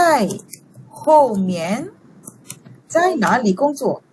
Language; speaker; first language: Chinese; non-native, fluent; Indonesian